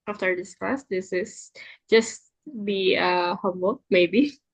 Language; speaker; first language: English; non-native, fluent; Indonesian